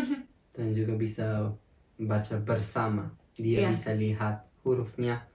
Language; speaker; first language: Indonesian; non-native, fluent; German